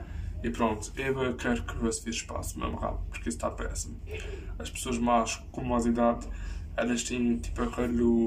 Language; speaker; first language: Portuguese; early bilingual, heritage; Portuguese